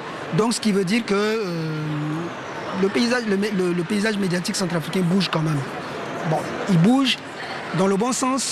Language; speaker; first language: French; non-native, local second language; Sango